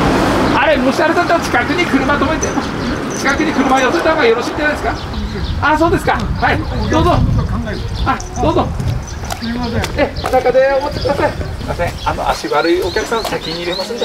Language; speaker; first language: Japanese; native; Japanese